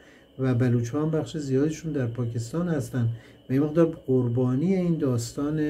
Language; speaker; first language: Persian; native; Persian